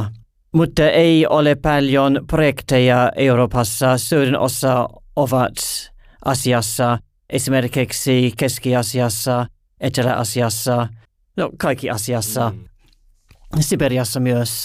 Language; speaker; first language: Finnish; non-native, learner; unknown